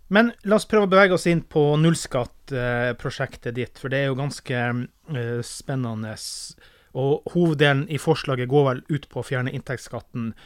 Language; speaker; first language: Norwegian; native; Norwegian